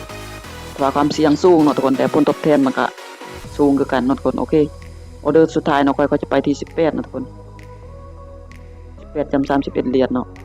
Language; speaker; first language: Thai; non-native, local second language; Lao